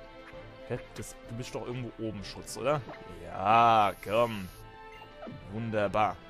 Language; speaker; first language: German; native; German